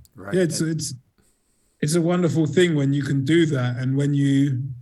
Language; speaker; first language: English; native; English